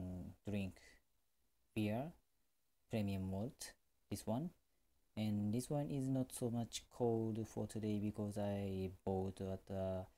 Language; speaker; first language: English; non-native, learner; Japanese